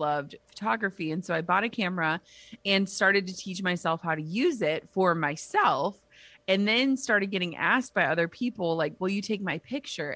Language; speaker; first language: English; native; English